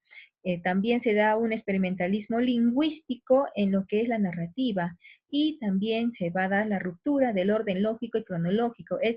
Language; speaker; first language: Spanish; native; Spanish